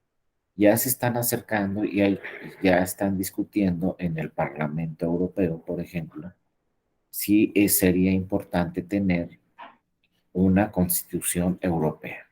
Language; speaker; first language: Spanish; native; Spanish